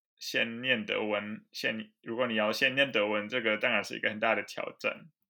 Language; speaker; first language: Chinese; non-native, fluent; German